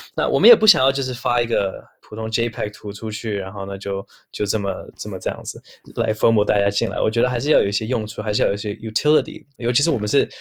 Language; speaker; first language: Chinese; early bilingual, heritage; Chinese